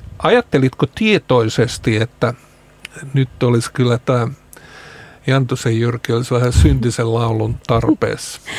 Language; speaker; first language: Finnish; native; Finnish